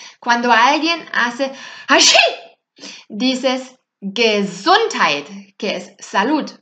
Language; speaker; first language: Spanish; non-native, fluent; German